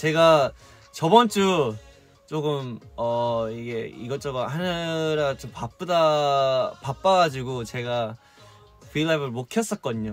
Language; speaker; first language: Korean; early bilingual, heritage; Korean